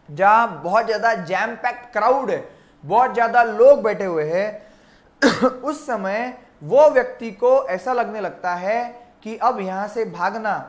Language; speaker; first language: Hindi; non-native, local second language; Marathi